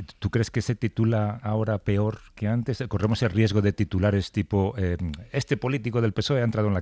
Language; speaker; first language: Spanish; native; Spanish